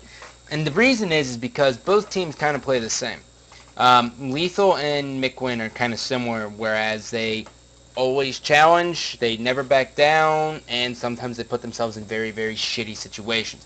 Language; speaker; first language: English; native; English